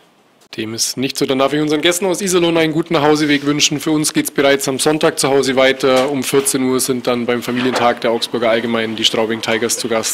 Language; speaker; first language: German; native; German